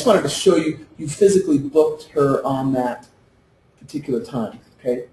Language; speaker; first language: English; native; English